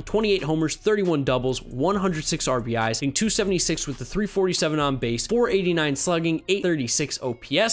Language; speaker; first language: English; native; English